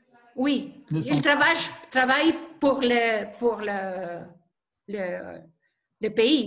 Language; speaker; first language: French; non-native, learner; Spanish